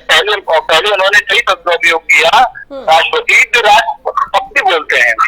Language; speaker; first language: Hindi; native; Hindi